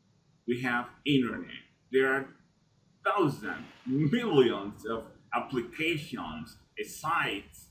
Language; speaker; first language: English; non-native, fluent; Spanish